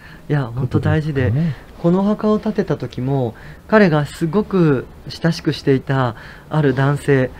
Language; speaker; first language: Japanese; native; Japanese